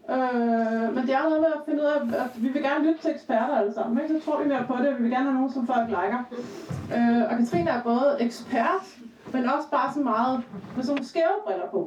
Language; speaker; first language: Danish; native; Danish